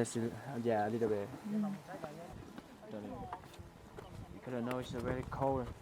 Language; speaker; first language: English; non-native, learner; Hmong